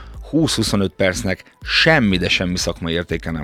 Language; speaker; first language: Hungarian; native; Hungarian